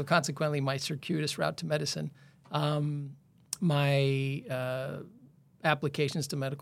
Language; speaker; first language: English; native; English